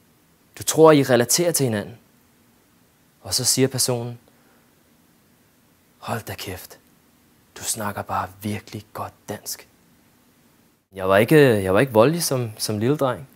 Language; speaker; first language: Danish; early bilingual, other home language; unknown